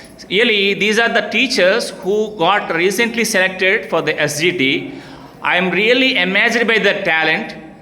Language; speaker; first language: English; non-native, local second language; Telugu